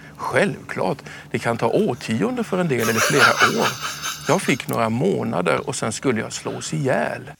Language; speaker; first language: Swedish; native; Swedish